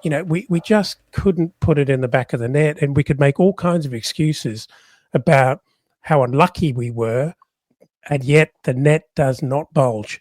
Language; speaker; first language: English; native; English